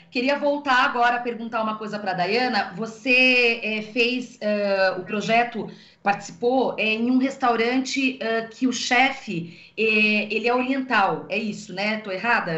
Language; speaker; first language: Portuguese; native; Portuguese